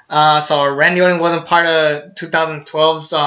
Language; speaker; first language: English; native; English